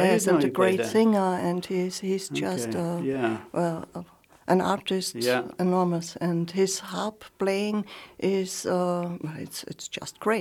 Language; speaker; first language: English; non-native, fluent; German